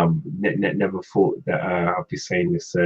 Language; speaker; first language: English; native; English